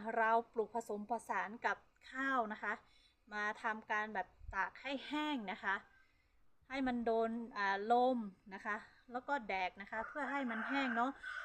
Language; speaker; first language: Thai; non-native, local second language; Hmong